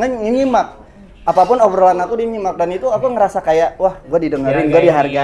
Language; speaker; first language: Indonesian; native; Indonesian